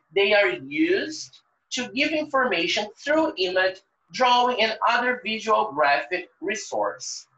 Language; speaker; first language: English; non-native, fluent; Portuguese